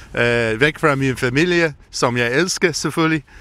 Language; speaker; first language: Danish; non-native, fluent; English